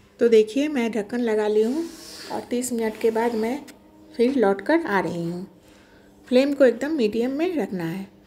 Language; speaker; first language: Hindi; non-native, local second language; Bangla